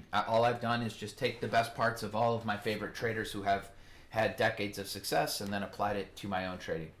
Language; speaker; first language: English; native; English